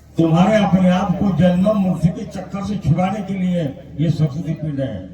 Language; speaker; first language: Hindi; non-native, local second language; Marathi